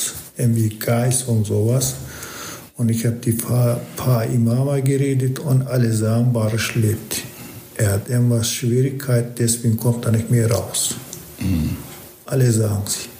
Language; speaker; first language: German; non-native, learner; Turkish